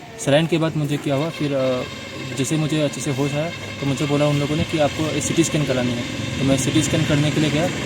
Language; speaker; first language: Hindi; non-native, local second language; Assamese